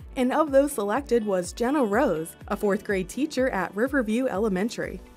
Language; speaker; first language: English; native; English